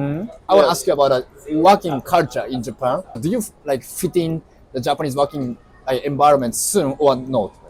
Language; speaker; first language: English; non-native, learner; Japanese